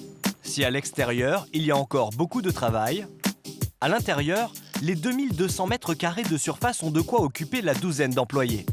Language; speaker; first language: French; native; French